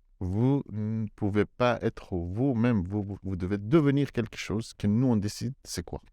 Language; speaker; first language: French; non-native, fluent; Persian